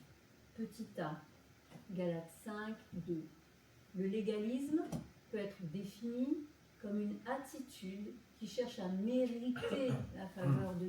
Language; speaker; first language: French; native; French